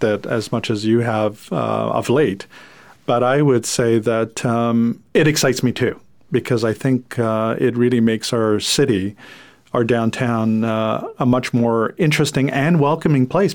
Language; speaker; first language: English; non-native, fluent; French